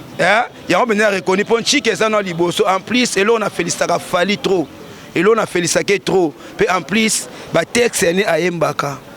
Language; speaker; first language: Lingala; native; Lingala